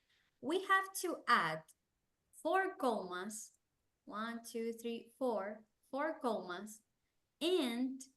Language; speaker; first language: English; non-native, fluent; Spanish